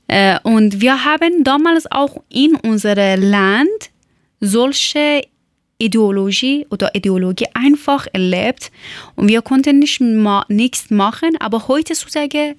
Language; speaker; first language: German; non-native, learner; Persian